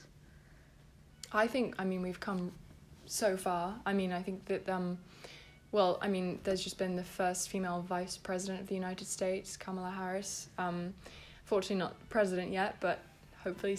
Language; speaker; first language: English; native; English